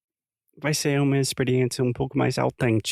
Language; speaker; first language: Portuguese; non-native, fluent; English